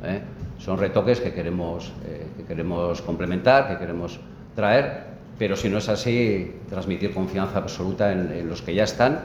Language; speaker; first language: Spanish; native; Spanish